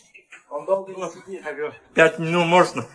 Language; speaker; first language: Russian; non-native, learner; Chinese